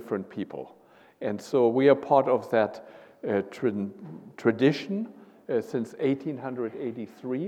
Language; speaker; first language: English; non-native, fluent; German